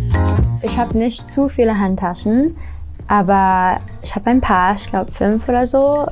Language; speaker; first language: German; early bilingual, heritage; English